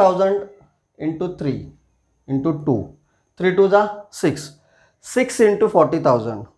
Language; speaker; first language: English; non-native, local second language; Marathi